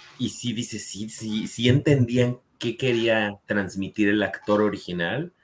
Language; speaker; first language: Spanish; native; Spanish